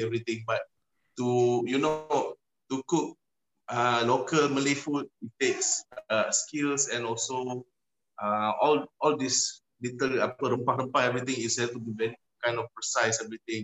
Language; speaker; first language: English; non-native, local second language; Malay